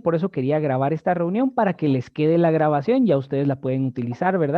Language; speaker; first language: Spanish; native; Spanish